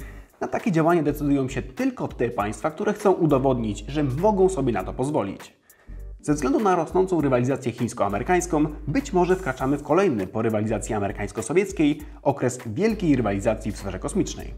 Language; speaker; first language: Polish; native; Polish